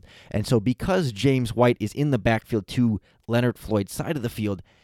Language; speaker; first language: English; native; English